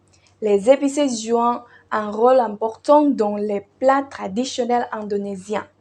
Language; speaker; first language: French; non-native, learner; Indonesian